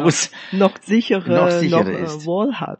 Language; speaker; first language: German; non-native, fluent; Chinese